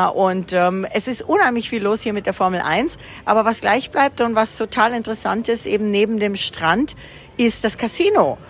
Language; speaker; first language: German; native; German